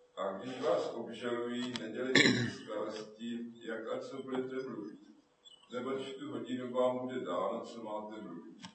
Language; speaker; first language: Czech; native; Czech